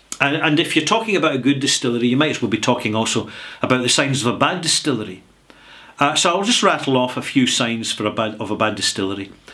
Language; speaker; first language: English; native; English